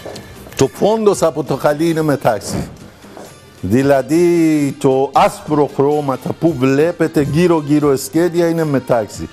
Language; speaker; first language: Greek; non-native, learner; Persian